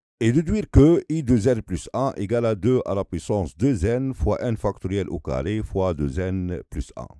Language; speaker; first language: French; non-native, local second language; Arabic